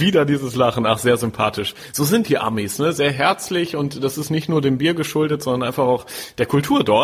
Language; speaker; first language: German; native; German